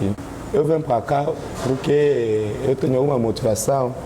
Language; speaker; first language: Portuguese; non-native, learner; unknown